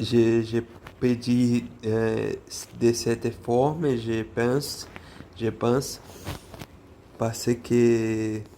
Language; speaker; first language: French; non-native, learner; Portuguese